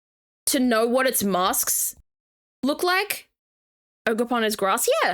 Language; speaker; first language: English; native; English